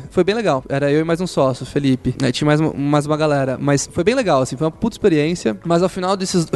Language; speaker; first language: Portuguese; native; Portuguese